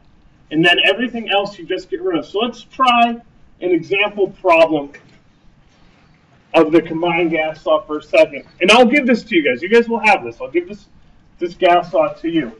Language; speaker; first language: English; native; English